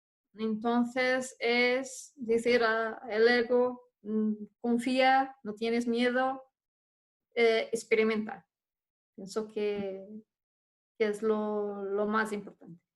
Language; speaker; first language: Spanish; non-native, fluent; Portuguese